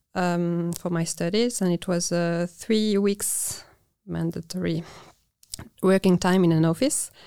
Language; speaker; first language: English; non-native, fluent; French